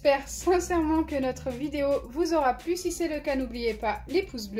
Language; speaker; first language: French; native; French